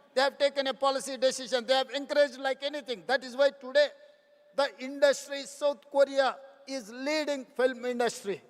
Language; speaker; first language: English; non-native, local second language; Telugu